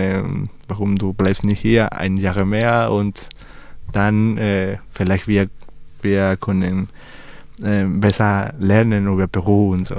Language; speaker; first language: German; non-native, learner; Spanish